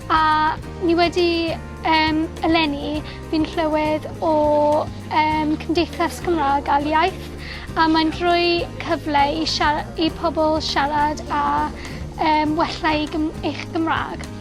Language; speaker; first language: Welsh; non-native, local second language; English